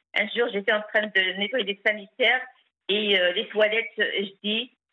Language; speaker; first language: French; non-native, local second language; Kabyle